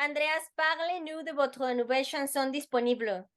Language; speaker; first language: French; non-native, learner; Spanish